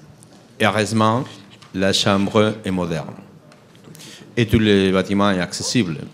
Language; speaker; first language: French; non-native, fluent; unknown